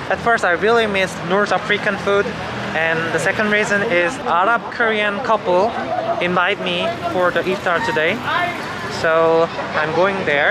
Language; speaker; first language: English; non-native, learner; Korean